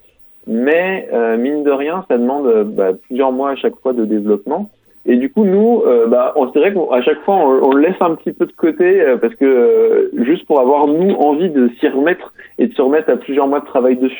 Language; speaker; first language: French; native; French